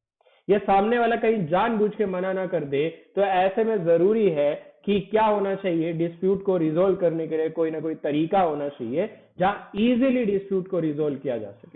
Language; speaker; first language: Hindi; native; Hindi